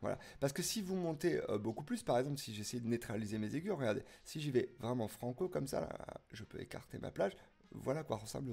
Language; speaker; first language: French; native; French